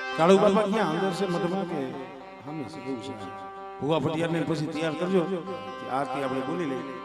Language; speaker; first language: Gujarati; native; Gujarati